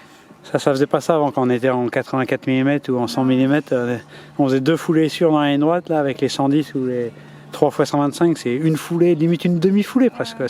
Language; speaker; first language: French; native; French